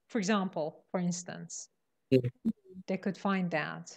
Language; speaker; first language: English; non-native, fluent; Persian